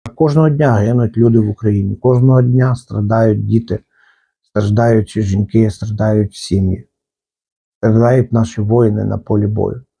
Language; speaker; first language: Ukrainian; native; Ukrainian